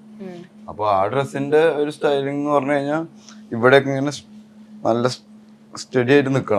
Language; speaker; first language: Malayalam; native; Malayalam